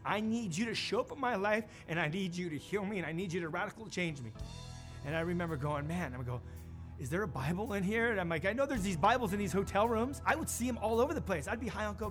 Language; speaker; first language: English; native; English